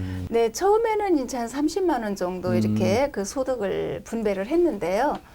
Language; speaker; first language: Korean; native; Korean